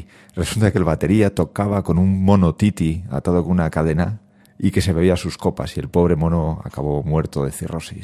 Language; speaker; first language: Spanish; native; Spanish